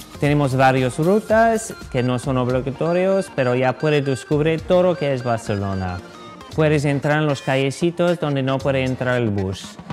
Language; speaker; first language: Spanish; non-native, fluent; English